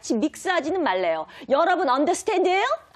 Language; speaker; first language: Korean; native; Korean